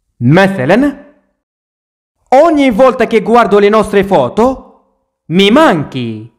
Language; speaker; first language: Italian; non-native, fluent; Arabic